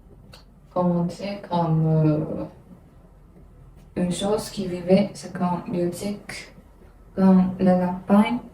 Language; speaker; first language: French; non-native, learner; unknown